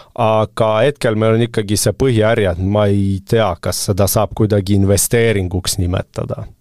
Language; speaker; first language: Estonian; non-native, local second language; Russian